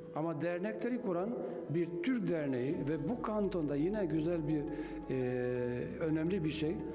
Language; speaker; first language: Turkish; non-native, fluent; Albanian